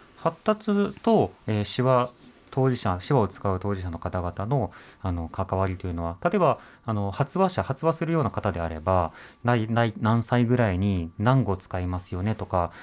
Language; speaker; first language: Japanese; native; Japanese